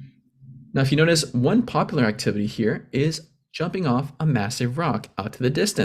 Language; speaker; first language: English; native; English